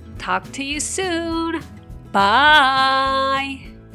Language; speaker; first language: English; non-native, fluent; Japanese